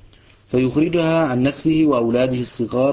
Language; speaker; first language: Arabic; native; Arabic